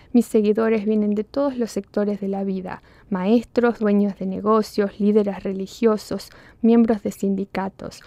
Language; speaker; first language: Spanish; early bilingual, heritage; Spanish